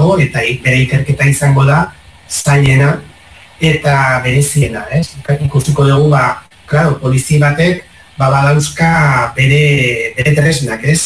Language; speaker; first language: Basque; non-native, local second language; Spanish